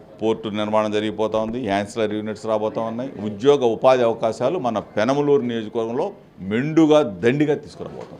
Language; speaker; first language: Telugu; native; Telugu